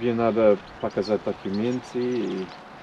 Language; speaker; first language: Russian; non-native, learner; English